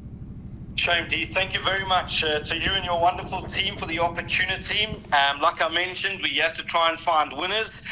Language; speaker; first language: English; native; English